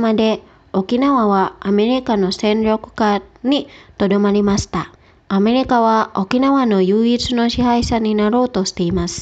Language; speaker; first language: Japanese; non-native, fluent; Indonesian